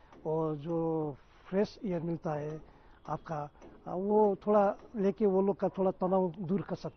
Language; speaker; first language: Hindi; non-native, local second language; Nepali